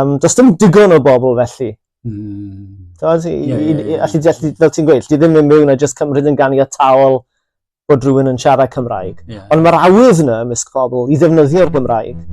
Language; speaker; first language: Welsh; native; Welsh